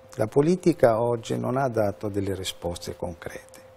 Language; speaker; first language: Italian; non-native, fluent; Arabic